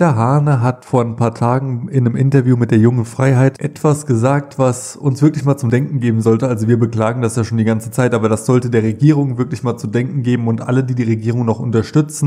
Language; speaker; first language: German; native; German